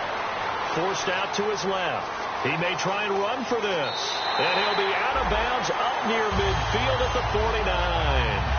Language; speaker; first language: English; native; English